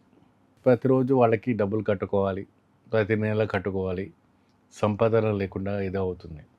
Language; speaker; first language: Telugu; non-native, fluent; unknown